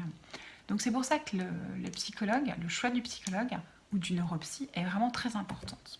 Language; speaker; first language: French; native; French